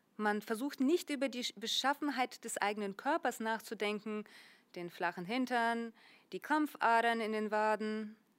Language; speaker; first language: German; early bilingual, other home language; Russian